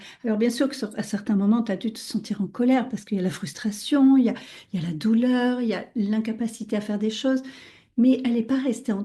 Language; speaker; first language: French; native; French